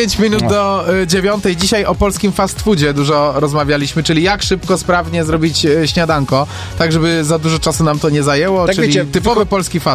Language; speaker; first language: Polish; native; Polish